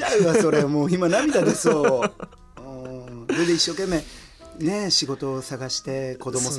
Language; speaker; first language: Japanese; native; Japanese